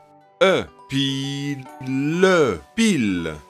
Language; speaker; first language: French; native; French